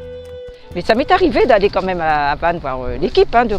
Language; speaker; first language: French; native; French